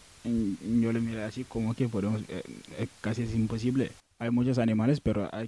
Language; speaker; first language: Spanish; non-native, learner; Wolof